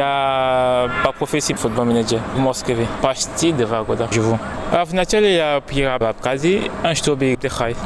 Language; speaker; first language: Russian; non-native, learner; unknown